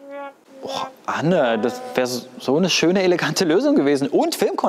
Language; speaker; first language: German; native; German